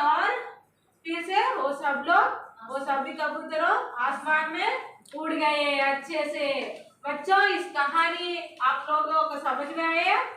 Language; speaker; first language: Hindi; non-native, local second language; Telugu